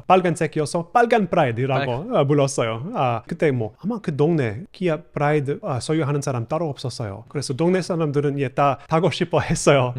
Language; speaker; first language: Korean; non-native, fluent; English